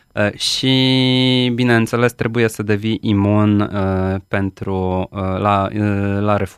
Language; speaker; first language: Romanian; non-native, fluent; Polish